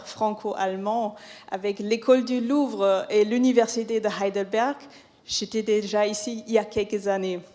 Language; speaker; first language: French; non-native, fluent; German